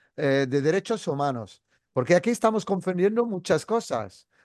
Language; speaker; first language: Spanish; non-native, fluent; Arabic